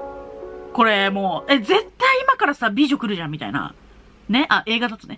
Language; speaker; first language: Japanese; native; Japanese